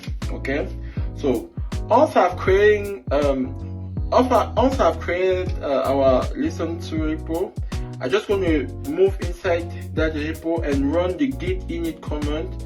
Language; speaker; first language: English; non-native, fluent; French